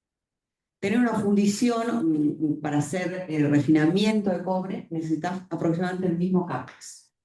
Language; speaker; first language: Spanish; native; Spanish